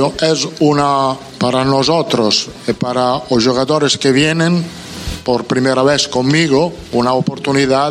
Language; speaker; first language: Portuguese; non-native, learner; Italian